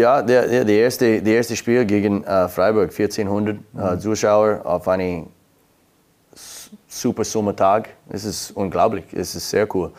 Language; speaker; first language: German; non-native, learner; English